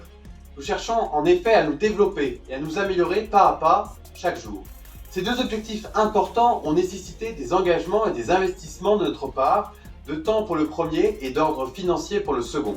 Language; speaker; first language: French; native; French